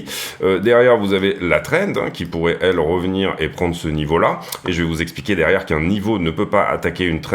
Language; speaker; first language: French; native; French